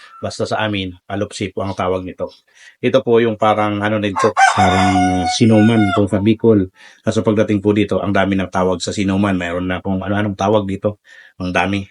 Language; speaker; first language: Filipino; non-native, local second language; Bikol